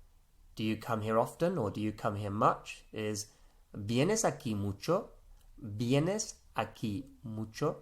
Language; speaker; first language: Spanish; non-native, fluent; English